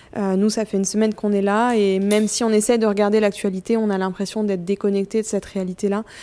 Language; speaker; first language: French; native; French